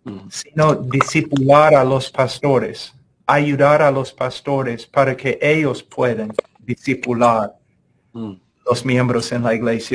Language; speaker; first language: Spanish; non-native, fluent; English